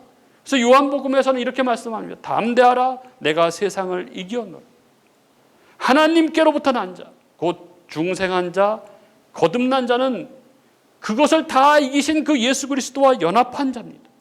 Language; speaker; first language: Korean; native; Korean